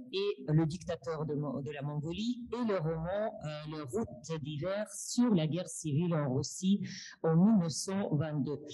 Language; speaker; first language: French; non-native, fluent; Russian